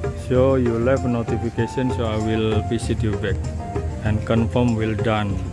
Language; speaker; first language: English; non-native, learner; Indonesian